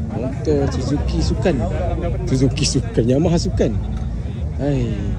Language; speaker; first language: Malay; native; Malay